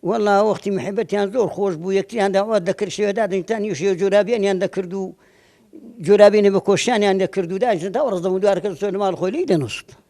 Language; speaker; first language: Central Kurdish; native; Central Kurdish